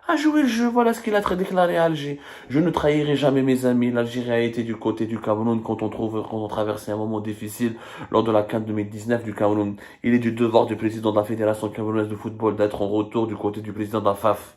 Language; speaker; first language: French; non-native, local second language; Arabic